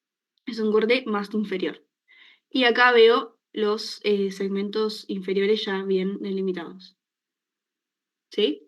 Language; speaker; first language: Spanish; native; Spanish